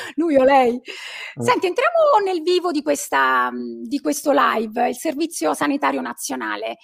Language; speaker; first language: Italian; native; Italian